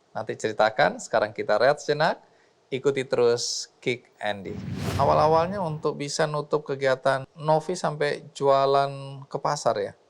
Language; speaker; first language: Indonesian; native; Indonesian